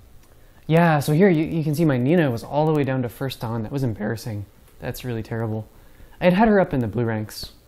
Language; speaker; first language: English; native; English